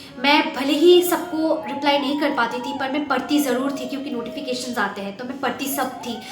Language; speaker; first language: Hindi; non-native, local second language; Bangla